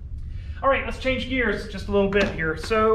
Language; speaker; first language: English; native; English